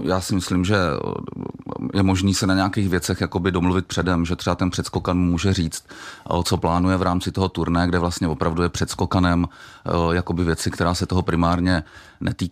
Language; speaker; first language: Czech; native; Czech